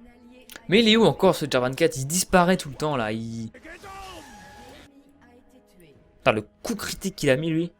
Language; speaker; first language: French; native; French